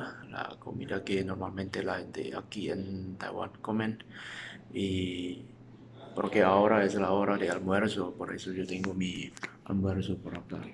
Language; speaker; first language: Spanish; non-native, fluent; Chinese